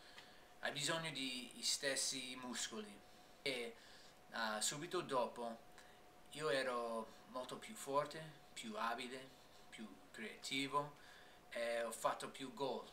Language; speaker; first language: Italian; non-native, learner; English